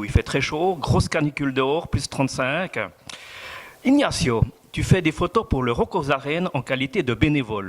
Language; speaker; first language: French; native; French